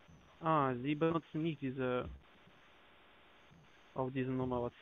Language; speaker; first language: German; non-native, learner; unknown